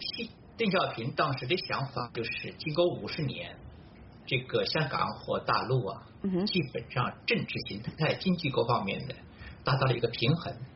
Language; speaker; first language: Chinese; native; Chinese